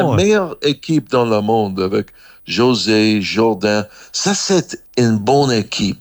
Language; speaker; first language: French; non-native, learner; English